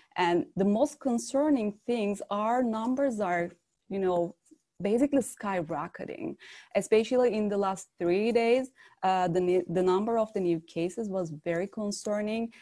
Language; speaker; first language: English; non-native, fluent; Turkish